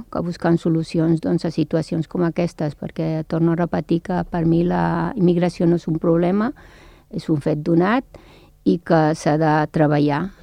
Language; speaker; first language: Catalan; early bilingual, other home language; Arabic